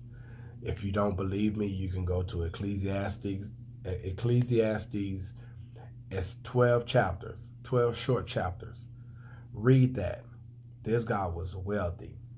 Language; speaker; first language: English; native; English